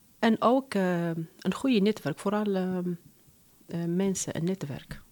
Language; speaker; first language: Dutch; non-native, fluent; Arabic